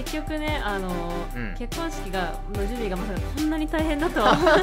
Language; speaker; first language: Japanese; native; Japanese